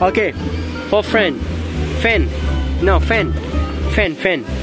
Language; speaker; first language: English; non-native, learner; Malay